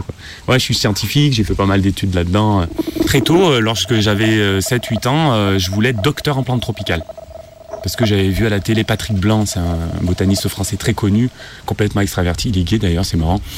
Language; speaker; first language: French; native; French